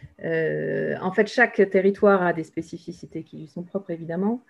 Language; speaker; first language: French; native; French